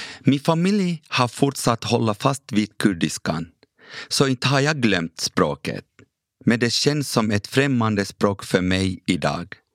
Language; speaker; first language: Swedish; early bilingual, other home language; Kurdish